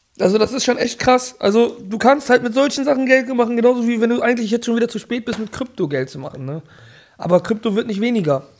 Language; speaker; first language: German; early bilingual, other home language; Italian